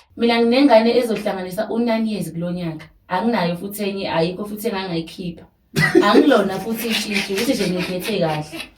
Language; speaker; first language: Zulu; native; Zulu